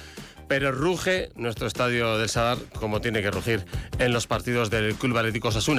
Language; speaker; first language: Spanish; native; Spanish